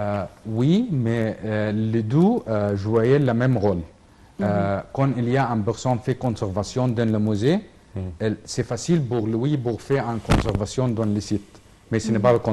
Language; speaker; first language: French; non-native, learner; Arabic